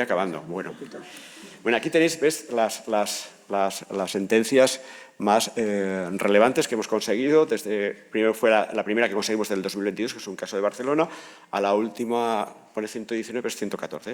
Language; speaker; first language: Spanish; native; Spanish